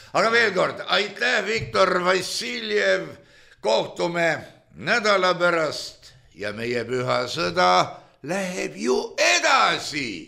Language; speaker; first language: Estonian; native; Estonian